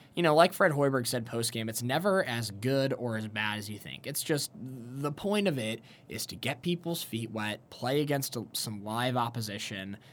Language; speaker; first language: English; native; English